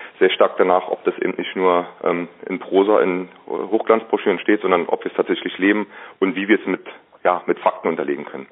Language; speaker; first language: German; native; German